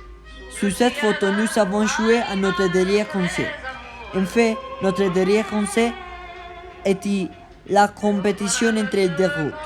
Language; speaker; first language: French; non-native, learner; Spanish